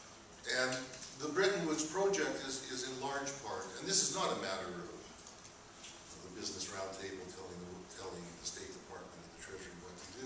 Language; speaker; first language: English; native; English